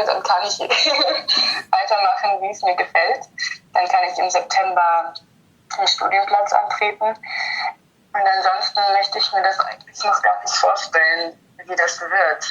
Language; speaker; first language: German; native; German